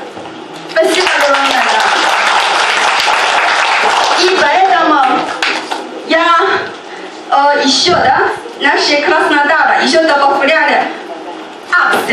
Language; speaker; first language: Russian; non-native, learner; Chinese